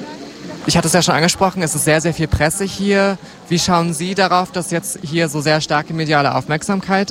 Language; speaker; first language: German; native; German